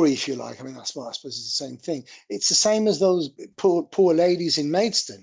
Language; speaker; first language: English; native; English